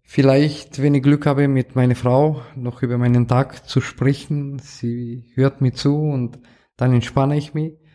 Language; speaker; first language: German; non-native, fluent; Romanian